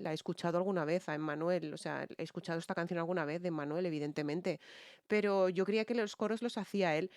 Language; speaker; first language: Spanish; native; Spanish